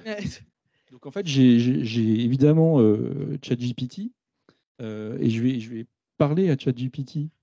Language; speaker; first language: French; native; French